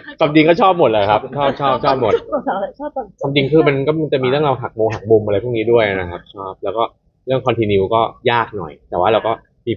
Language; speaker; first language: Thai; native; Thai